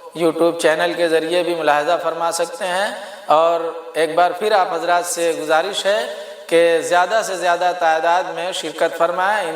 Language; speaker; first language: Urdu; native; Urdu